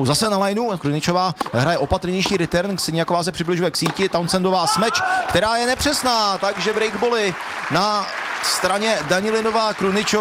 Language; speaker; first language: Czech; native; Czech